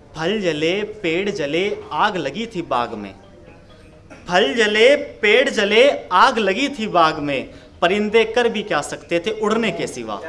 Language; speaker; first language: Hindi; native; Hindi